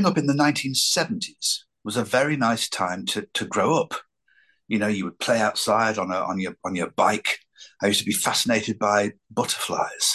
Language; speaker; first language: English; native; English